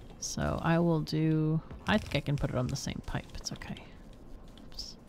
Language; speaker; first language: English; native; English